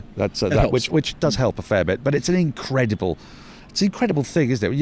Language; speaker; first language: English; native; English